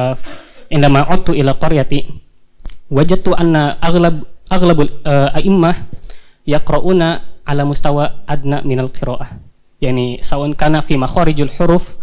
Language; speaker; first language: Arabic; non-native, fluent; Indonesian